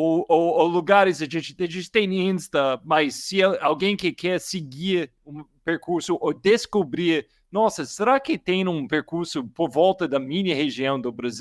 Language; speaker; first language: Portuguese; non-native, learner; English